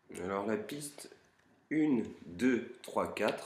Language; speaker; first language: French; native; French